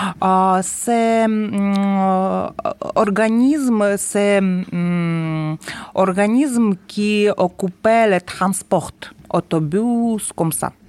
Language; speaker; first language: French; non-native, learner; Ukrainian